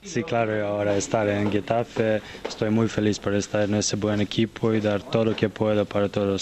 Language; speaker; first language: Spanish; non-native, learner; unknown